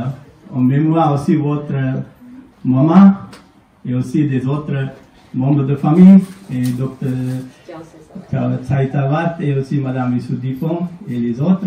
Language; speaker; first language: French; non-native, fluent; Sinhala